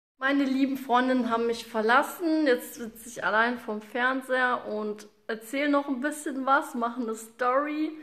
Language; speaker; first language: German; early bilingual, other home language; Russian